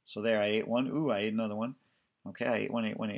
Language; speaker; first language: English; native; English